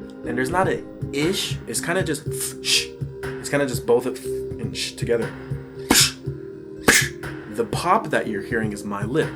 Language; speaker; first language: English; native; English